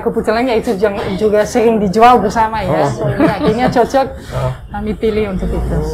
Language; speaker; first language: Indonesian; non-native, fluent; Dutch